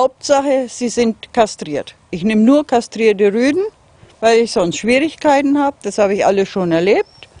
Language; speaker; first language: German; non-native, fluent; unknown